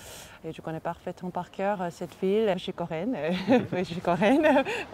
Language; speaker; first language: French; non-native, fluent; Korean